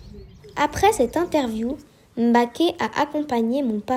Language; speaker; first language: French; native; French